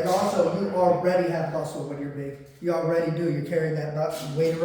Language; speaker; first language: English; native; English